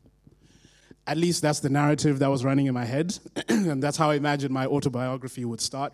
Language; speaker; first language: English; non-native, local second language; Shona